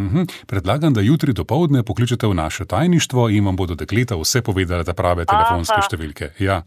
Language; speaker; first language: Slovenian; native; Slovenian